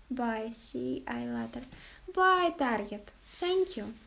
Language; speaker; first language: English; non-native, learner; Ukrainian